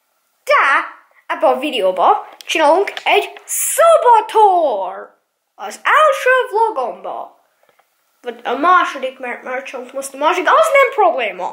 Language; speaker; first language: Hungarian; early bilingual, heritage; English